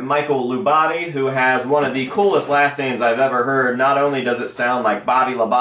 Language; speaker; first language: English; native; English